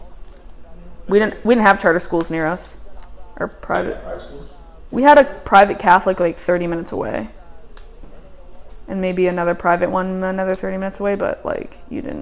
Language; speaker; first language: English; native; English